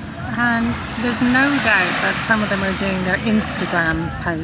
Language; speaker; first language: English; native; English